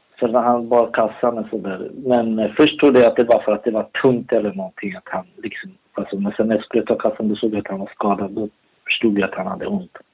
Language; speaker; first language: Swedish; early bilingual, other home language; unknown